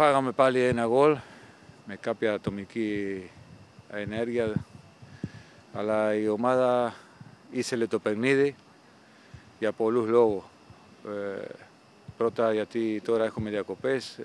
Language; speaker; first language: Greek; non-native, fluent; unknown